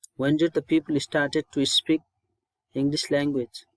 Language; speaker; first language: English; non-native, local second language; Nepali